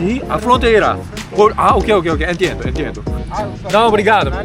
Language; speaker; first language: Portuguese; non-native, learner; Korean